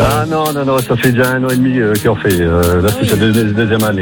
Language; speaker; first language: French; native; French